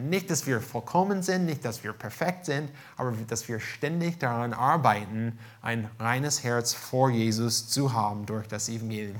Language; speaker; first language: German; non-native, fluent; English